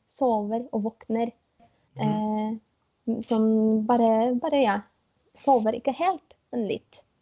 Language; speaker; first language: Norwegian; non-native, fluent; Polish